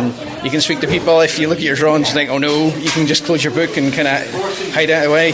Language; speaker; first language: English; native; English